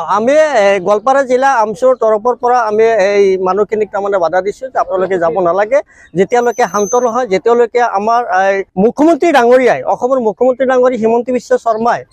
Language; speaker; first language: Assamese; non-native, local second language; Bangla